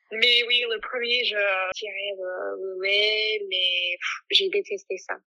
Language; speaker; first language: French; non-native, fluent; English